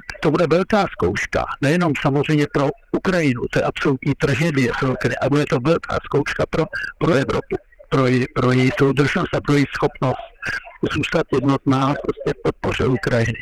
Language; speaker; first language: Czech; non-native, fluent; French